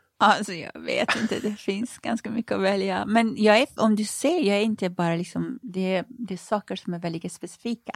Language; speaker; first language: Swedish; non-native, fluent; Persian